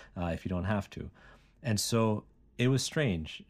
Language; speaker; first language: English; native; English